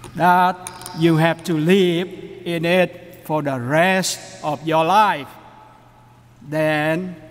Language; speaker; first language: English; non-native, fluent; Vietnamese